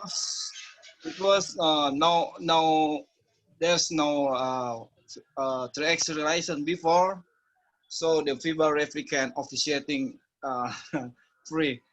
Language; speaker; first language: English; non-native, learner; Indonesian